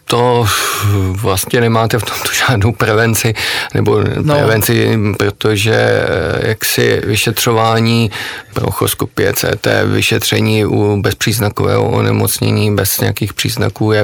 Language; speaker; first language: Czech; native; Czech